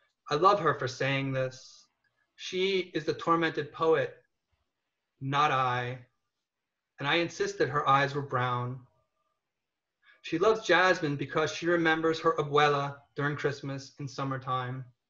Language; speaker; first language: English; native; English